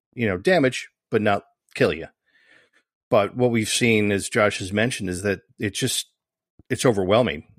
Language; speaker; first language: English; native; English